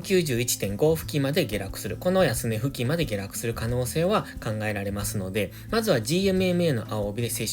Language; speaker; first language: Japanese; native; Japanese